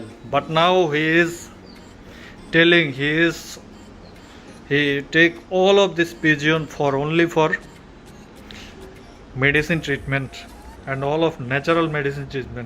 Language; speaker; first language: English; non-native, learner; Bangla